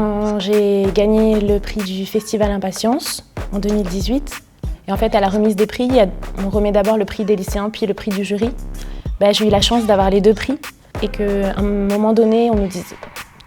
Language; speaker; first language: French; early bilingual, other home language; Arabic